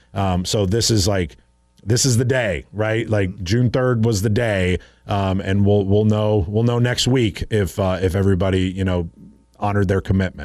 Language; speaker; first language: English; native; English